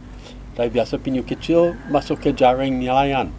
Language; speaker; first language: Indonesian; non-native, learner; English